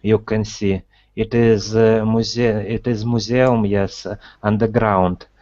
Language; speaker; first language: English; non-native, learner; Russian